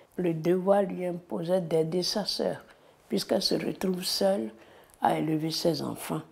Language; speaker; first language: French; non-native, local second language; Fon